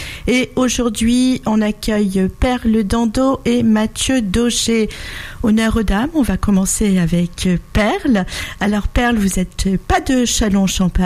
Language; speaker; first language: French; native; French